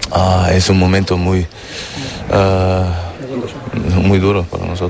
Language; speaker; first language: Spanish; non-native, learner; German